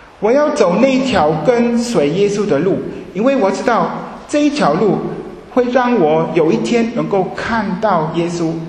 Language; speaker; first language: Chinese; early bilingual, heritage; Chinese